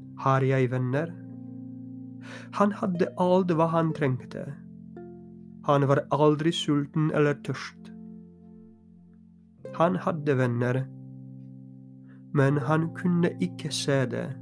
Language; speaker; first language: Norwegian; non-native, fluent; Polish